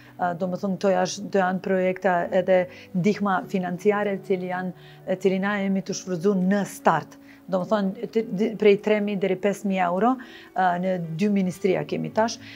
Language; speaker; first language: Albanian; non-native, local second language; Bosnian